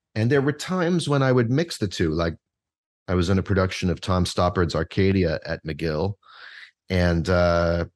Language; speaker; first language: English; native; English